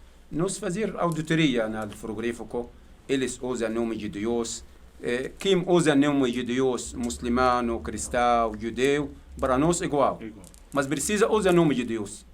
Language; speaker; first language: Portuguese; non-native, learner; Arabic